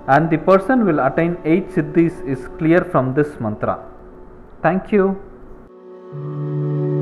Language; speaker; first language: English; non-native, local second language; Tamil